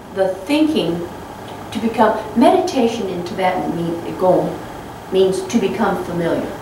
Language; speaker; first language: English; native; English